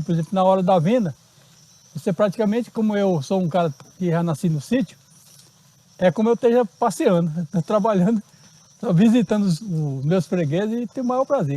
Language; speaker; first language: Portuguese; native; Portuguese